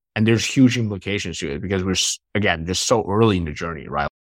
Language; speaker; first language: English; non-native, fluent; Chinese